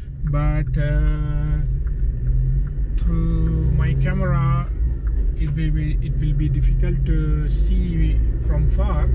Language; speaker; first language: English; non-native, fluent; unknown